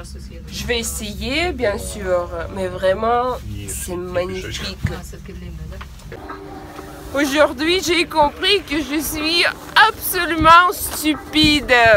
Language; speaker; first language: French; non-native, fluent; Russian